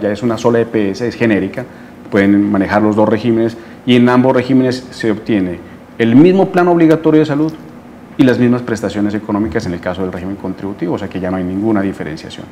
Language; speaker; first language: Spanish; native; Spanish